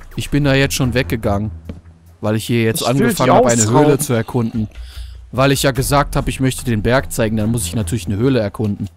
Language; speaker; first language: German; native; German